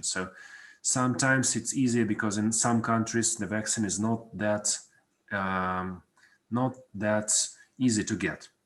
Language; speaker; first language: English; non-native, fluent; Russian